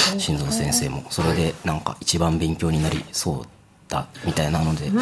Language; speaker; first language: Japanese; native; Japanese